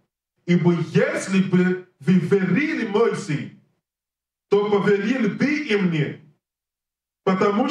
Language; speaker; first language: Russian; non-native, learner; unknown